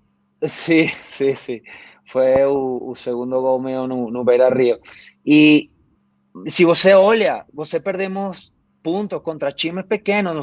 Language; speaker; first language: Portuguese; non-native, fluent; Spanish